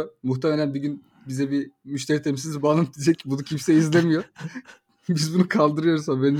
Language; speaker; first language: Turkish; native; Turkish